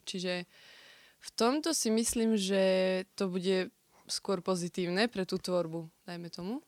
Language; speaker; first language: Slovak; native; Slovak